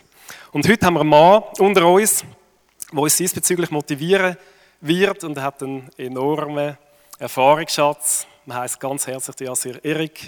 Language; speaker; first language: German; native; German